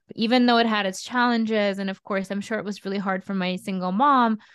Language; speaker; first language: English; early bilingual, other home language; Russian